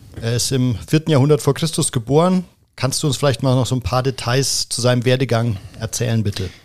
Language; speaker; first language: German; native; German